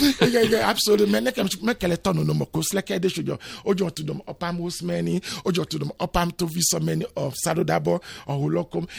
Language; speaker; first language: Hungarian; non-native, fluent; Yoruba